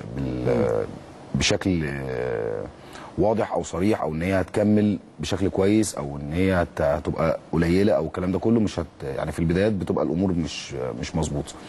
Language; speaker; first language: Egyptian Arabic; native; Egyptian Arabic